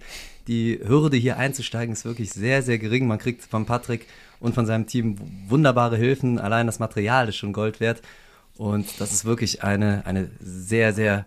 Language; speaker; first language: German; native; German